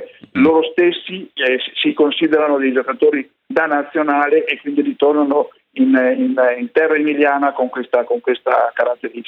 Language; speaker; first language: Italian; native; Italian